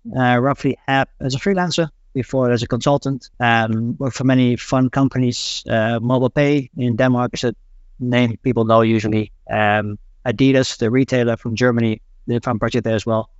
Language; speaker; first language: English; non-native, fluent; Dutch